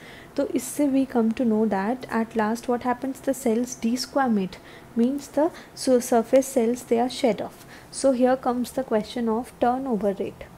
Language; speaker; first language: English; non-native, local second language; Hindi